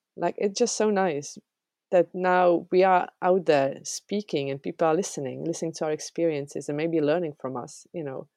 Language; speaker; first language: English; non-native, fluent; Czech